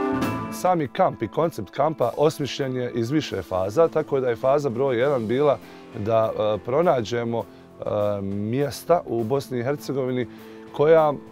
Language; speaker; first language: Bosnian; native; Bosnian